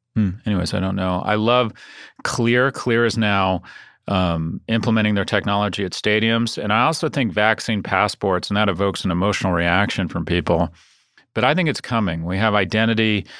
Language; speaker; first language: English; native; English